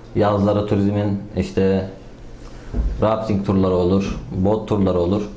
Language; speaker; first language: Turkish; native; Turkish